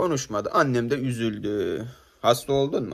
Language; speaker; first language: Turkish; native; Turkish